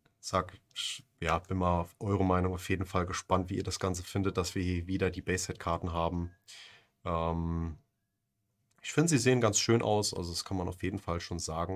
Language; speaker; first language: German; native; German